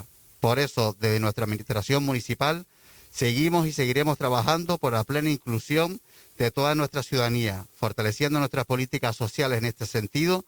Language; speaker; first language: Spanish; native; Spanish